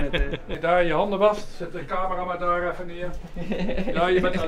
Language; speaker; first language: Dutch; native; Dutch